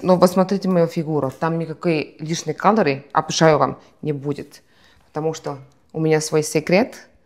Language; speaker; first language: Russian; non-native, fluent; Estonian